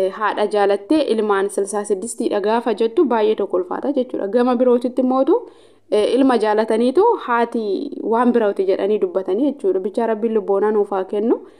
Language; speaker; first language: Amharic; non-native, local second language; Oromo